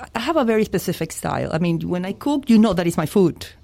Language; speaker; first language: English; non-native, fluent; Spanish